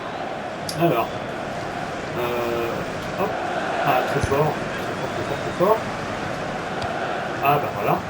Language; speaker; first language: French; native; French